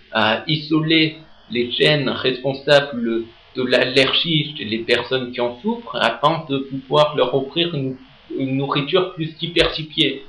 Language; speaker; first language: French; native; French